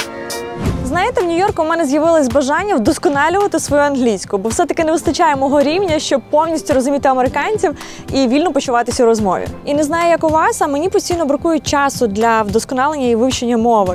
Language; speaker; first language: Ukrainian; native; Ukrainian